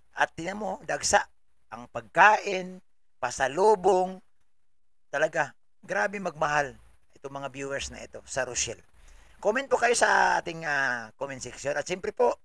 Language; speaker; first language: Filipino; native; Filipino